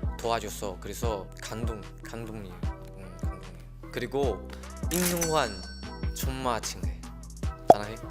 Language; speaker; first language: Korean; non-native, learner; Chinese